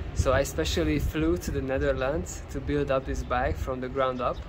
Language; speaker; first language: English; non-native, fluent; Hungarian